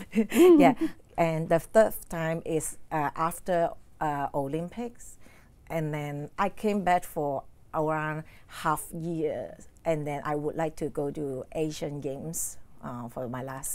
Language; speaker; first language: English; non-native, learner; Cantonese